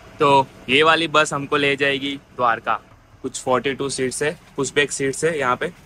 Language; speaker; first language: Hindi; non-native, local second language; Gujarati